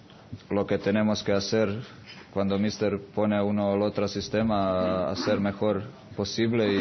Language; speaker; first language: Spanish; non-native, fluent; Croatian